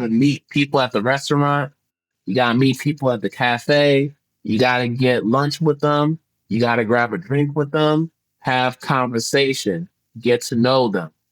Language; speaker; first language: English; early bilingual, other home language; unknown